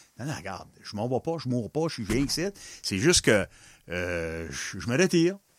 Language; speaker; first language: French; non-native, local second language; English